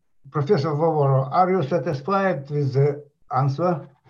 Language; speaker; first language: English; non-native, fluent; Ukrainian